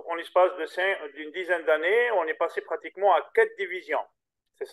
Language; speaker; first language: French; native; French